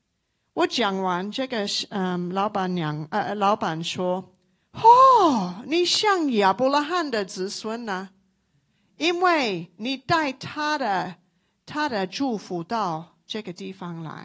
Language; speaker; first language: Chinese; non-native, local second language; English